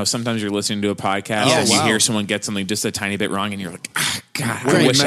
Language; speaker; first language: English; native; English